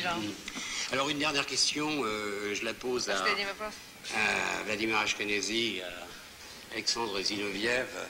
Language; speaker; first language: French; native; French